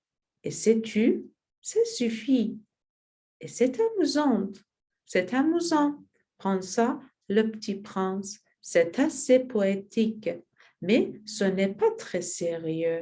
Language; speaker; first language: French; non-native, learner; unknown